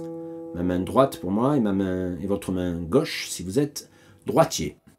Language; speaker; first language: French; native; French